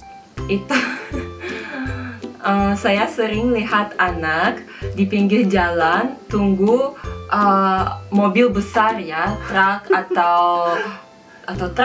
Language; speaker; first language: Indonesian; non-native, fluent; Russian